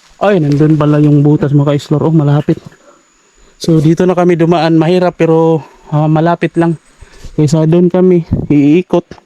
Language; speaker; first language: Filipino; native; Filipino